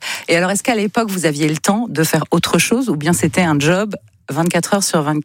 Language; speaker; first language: French; native; French